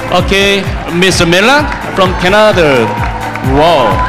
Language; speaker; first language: English; non-native, learner; Korean